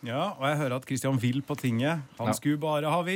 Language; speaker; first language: Norwegian; native; Norwegian